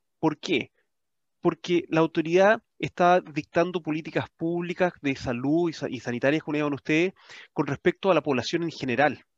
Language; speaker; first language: Spanish; early bilingual, heritage; Spanish